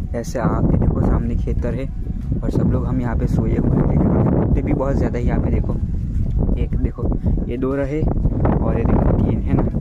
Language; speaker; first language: Hindi; non-native, local second language; Gujarati